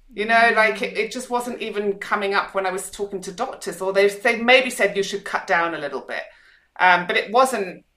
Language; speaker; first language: English; native; English